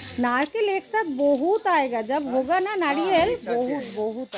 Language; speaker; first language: Hindi; non-native, local second language; Bangla